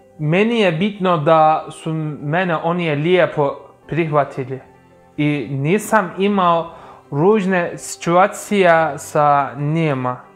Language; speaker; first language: Croatian; non-native, learner; Turkish